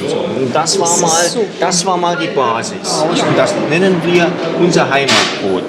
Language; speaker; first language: German; native; German